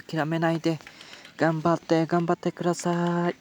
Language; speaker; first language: Japanese; non-native, learner; Vietnamese